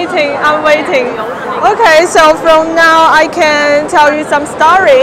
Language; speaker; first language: English; non-native, fluent; Chinese